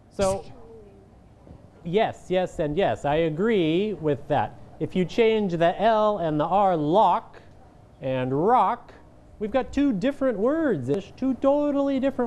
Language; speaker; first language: English; non-native, fluent; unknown